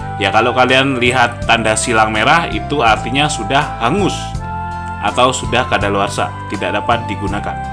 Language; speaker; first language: English; non-native, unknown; Indonesian